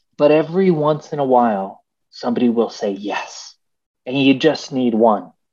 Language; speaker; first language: English; early bilingual, other home language; Persian